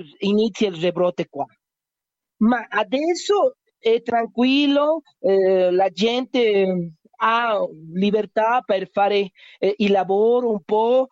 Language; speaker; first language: Italian; non-native, learner; Spanish